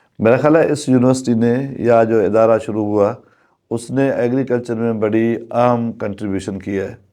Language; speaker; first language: Urdu; non-native, local second language; Sindhi